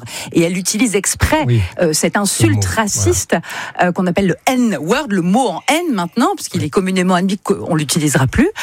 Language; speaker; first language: French; native; French